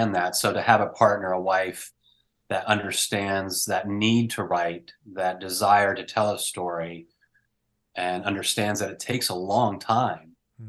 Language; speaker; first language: English; native; English